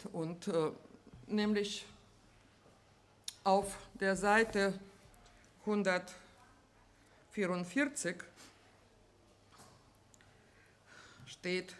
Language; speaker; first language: German; non-native, fluent; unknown